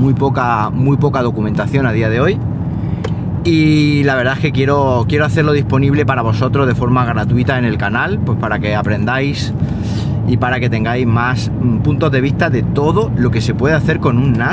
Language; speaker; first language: Spanish; native; Spanish